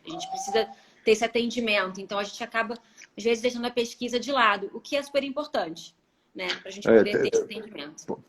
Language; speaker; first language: Portuguese; native; Portuguese